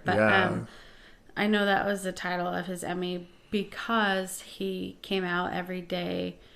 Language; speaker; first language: English; native; English